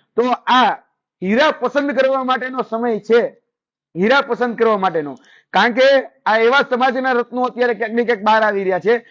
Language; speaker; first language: Gujarati; native; Gujarati